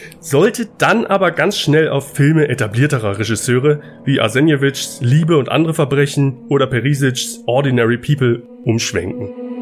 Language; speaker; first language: German; native; German